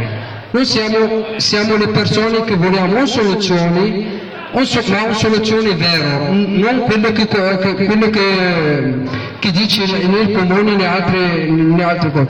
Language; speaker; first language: Italian; non-native, fluent; Arabic